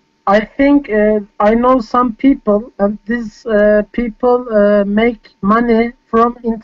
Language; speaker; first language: English; non-native, fluent; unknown